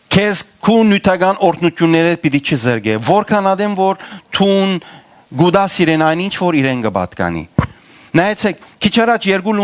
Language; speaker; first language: Armenian; early bilingual, heritage; Armenian